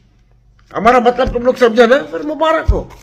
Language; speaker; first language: Hindi; non-native, learner; Arabic